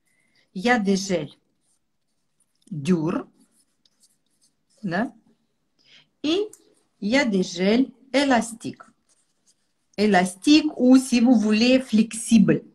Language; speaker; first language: French; non-native, fluent; Russian